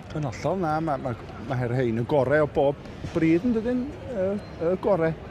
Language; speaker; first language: Welsh; native; Welsh